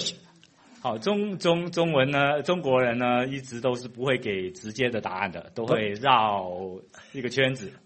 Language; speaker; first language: Chinese; non-native, fluent; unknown